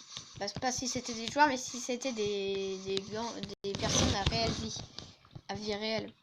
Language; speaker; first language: French; native; French